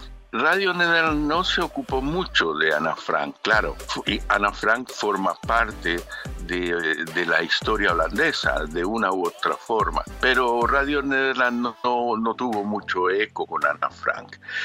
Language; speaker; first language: Spanish; native; Spanish